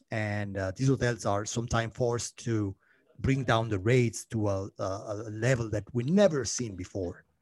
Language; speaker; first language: English; non-native, fluent; Italian